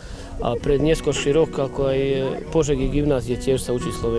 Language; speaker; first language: Slovak; early bilingual, heritage; Slovak